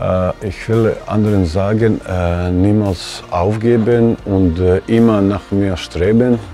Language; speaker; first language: German; non-native, fluent; Bosnian